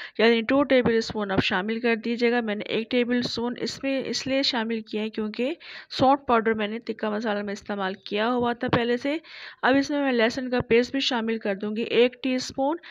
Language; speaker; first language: Urdu; native; Urdu